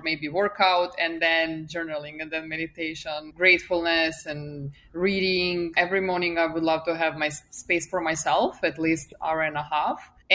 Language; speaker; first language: English; non-native, fluent; Serbian